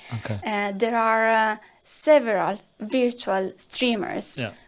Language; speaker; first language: English; non-native, fluent; Italian